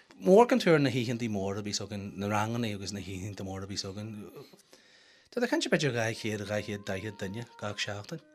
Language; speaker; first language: Irish; non-native, local second language; English